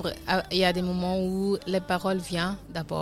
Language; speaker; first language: French; non-native, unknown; Kabuverdianu